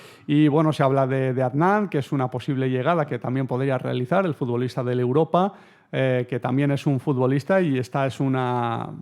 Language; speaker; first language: Spanish; native; Spanish